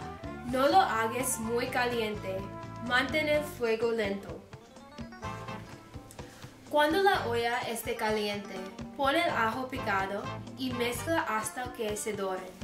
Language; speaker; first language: Spanish; non-native, learner; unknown